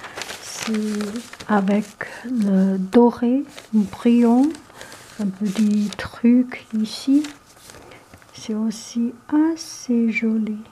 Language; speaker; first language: French; non-native, learner; Chinese